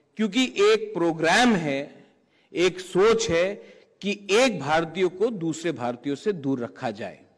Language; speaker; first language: Hindi; non-native, local second language; Kok Borok